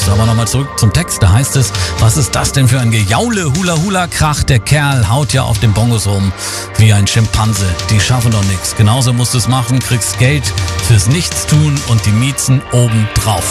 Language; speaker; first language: German; native; German